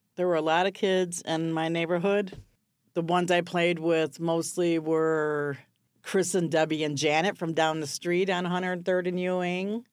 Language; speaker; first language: English; native; English